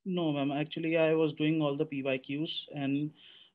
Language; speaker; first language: English; non-native, local second language; Hindi